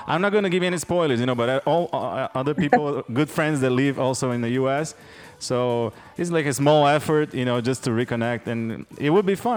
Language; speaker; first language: English; non-native, fluent; Portuguese